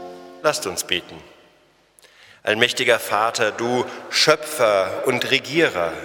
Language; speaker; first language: German; native; German